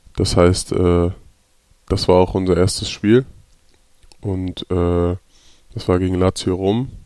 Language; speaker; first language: German; native; German